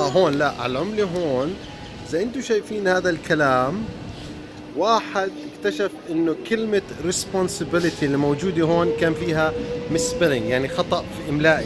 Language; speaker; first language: Arabic; native; Arabic